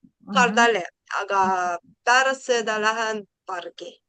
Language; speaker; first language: Estonian; non-native, learner; Russian